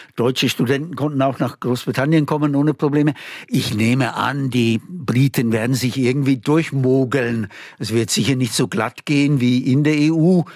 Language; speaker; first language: German; non-native, fluent; English